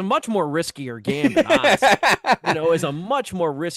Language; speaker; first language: English; native; English